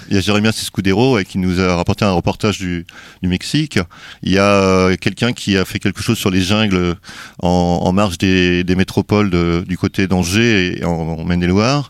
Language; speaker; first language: French; native; French